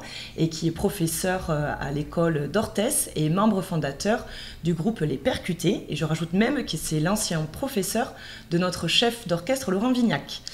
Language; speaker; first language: French; native; French